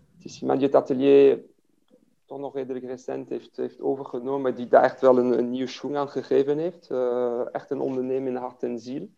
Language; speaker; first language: Dutch; non-native, fluent; French